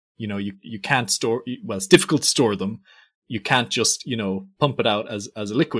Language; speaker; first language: English; native; English